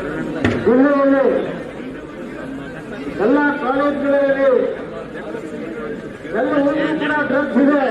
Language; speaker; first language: Kannada; native; Kannada